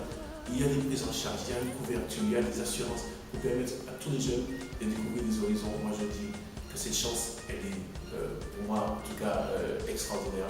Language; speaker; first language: French; native; French